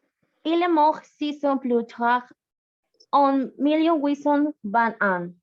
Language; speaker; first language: French; non-native, learner; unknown